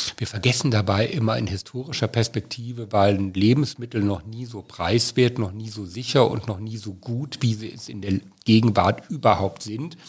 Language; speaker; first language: German; native; German